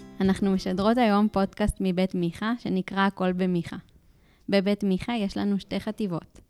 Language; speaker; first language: Hebrew; native; Hebrew